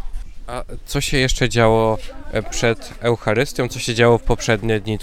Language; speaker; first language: Polish; native; Polish